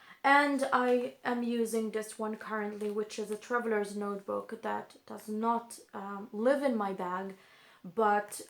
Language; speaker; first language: English; non-native, fluent; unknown